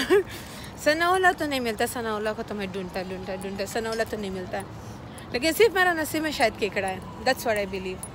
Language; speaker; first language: Hindi; non-native, local second language; Pashto